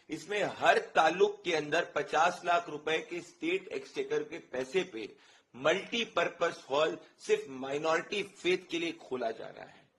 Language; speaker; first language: Hindi; native; Hindi